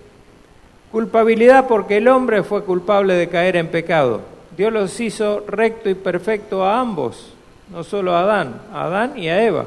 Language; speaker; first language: Spanish; native; Spanish